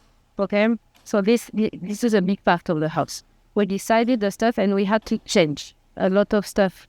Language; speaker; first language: English; non-native, fluent; Spanish